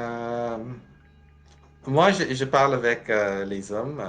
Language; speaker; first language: French; non-native, learner; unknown